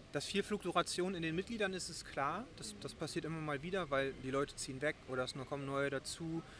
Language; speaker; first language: German; native; German